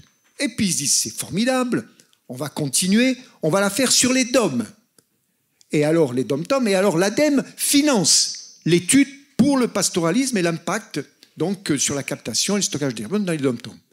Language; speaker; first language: French; native; French